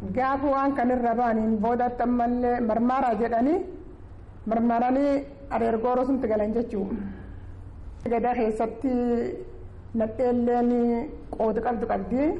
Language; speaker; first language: Oromo; native; Oromo